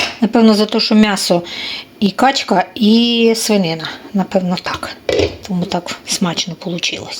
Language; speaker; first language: Ukrainian; native; Ukrainian